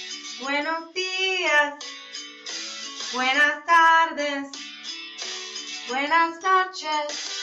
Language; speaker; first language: Spanish; non-native, learner; English